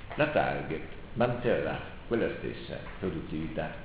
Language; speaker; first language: Italian; native; Italian